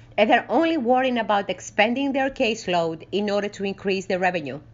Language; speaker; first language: English; non-native, fluent; Greek